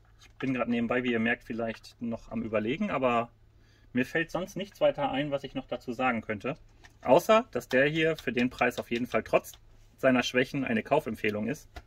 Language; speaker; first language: German; native; German